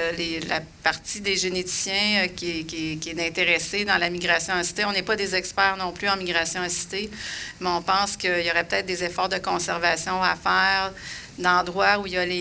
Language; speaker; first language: French; native; French